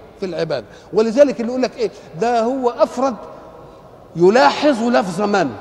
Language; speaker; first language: Arabic; native; Arabic